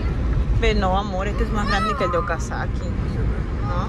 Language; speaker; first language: Spanish; native; Spanish